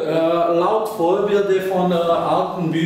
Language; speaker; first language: German; non-native, learner; Slovak